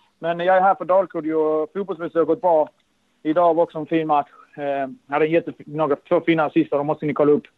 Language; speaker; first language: Swedish; early bilingual, other home language; Kurdish